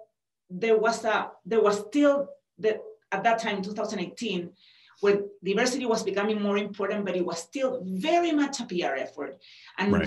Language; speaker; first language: English; non-native, fluent; Spanish